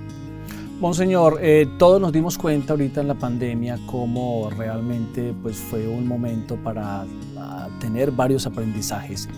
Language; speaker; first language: Spanish; native; Spanish